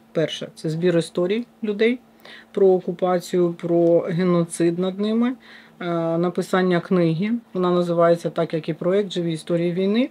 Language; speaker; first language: Ukrainian; native; Ukrainian